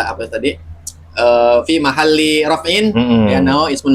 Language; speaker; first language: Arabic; non-native, learner; Indonesian